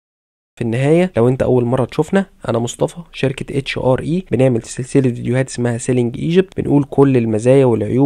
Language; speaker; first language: Arabic; native; Arabic